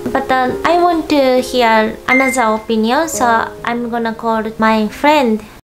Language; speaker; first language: English; non-native, learner; Japanese